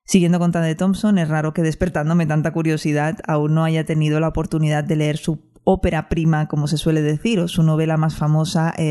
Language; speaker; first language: Spanish; non-native, local second language; Catalan